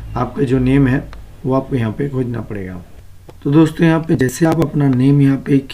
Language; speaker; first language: Hindi; non-native, local second language; Bangla